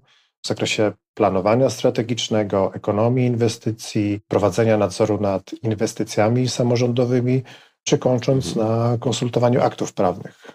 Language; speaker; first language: Polish; native; Polish